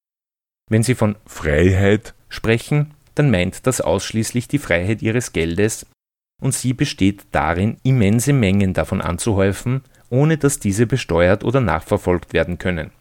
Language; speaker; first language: German; native; German